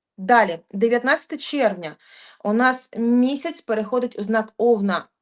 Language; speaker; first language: Ukrainian; non-native, local second language; Russian